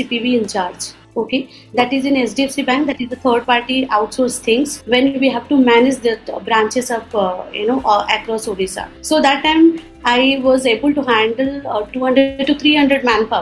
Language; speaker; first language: English; non-native, local second language; Odia